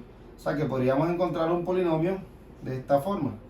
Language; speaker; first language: Spanish; native; Spanish